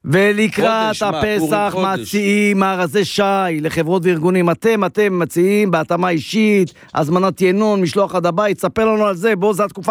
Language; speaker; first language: Hebrew; native; Hebrew